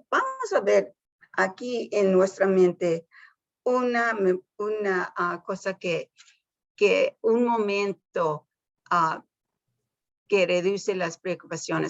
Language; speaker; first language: Spanish; early bilingual, heritage; Spanish